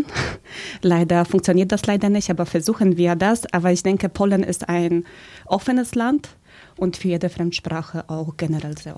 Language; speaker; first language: German; early bilingual, other home language; Polish